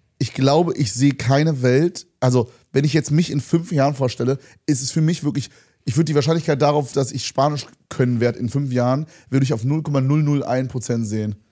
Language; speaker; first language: German; native; German